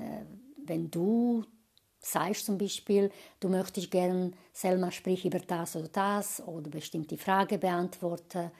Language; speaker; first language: German; non-native, fluent; Croatian